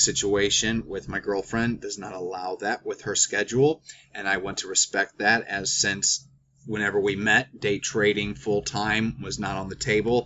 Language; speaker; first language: English; native; English